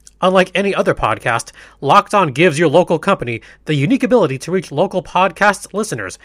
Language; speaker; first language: English; native; English